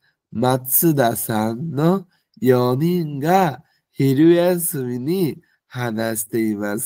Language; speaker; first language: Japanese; non-native, fluent; Bangla